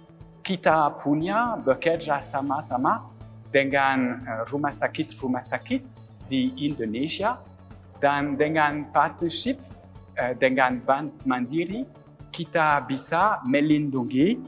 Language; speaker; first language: Indonesian; non-native, learner; French